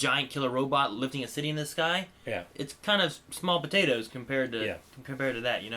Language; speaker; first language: English; native; English